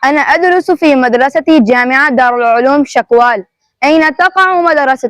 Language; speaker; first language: Arabic; non-native, learner; Urdu